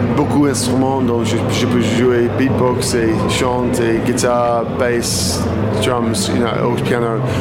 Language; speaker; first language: French; non-native, learner; English